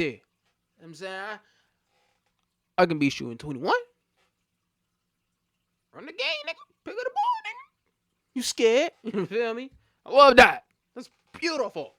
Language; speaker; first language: English; native; English